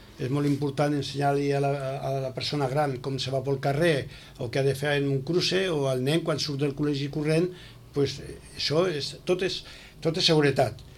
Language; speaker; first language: Catalan; native; Catalan